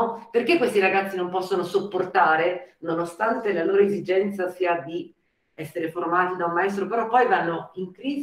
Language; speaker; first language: Italian; native; Italian